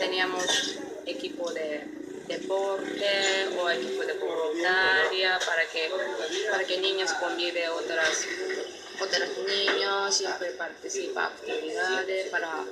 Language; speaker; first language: Spanish; non-native, learner; Japanese